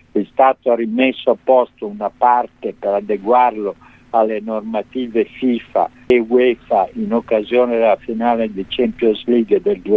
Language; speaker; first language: Italian; native; Italian